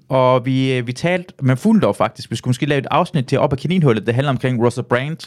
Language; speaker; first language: Danish; early bilingual, other home language; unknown